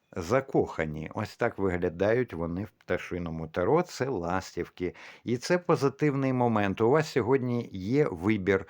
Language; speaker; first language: Ukrainian; non-native, local second language; Russian